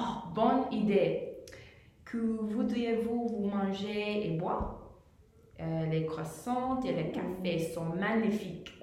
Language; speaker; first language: French; non-native, learner; English